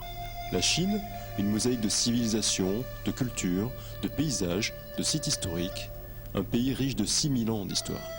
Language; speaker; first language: French; native; French